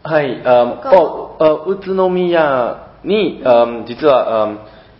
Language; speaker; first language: Japanese; non-native, learner; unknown